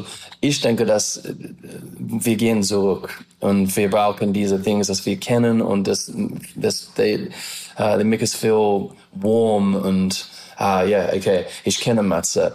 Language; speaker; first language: German; non-native, learner; English